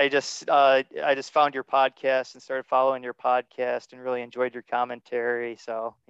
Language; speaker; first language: English; native; English